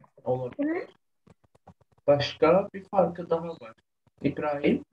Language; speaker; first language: Turkish; native; Turkish